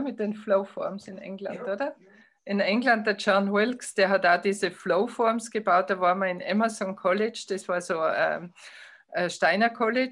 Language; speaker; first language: German; native; German